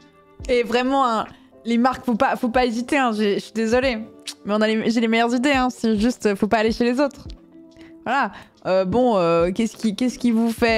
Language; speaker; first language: French; native; French